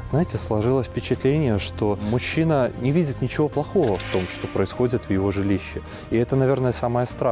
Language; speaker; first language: Russian; native; Russian